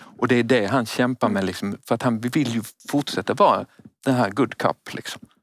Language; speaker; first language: Swedish; native; Swedish